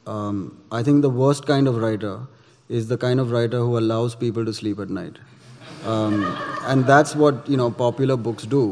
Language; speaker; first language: English; non-native, local second language; Gujarati